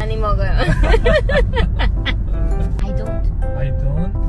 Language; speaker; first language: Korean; non-native, learner; Filipino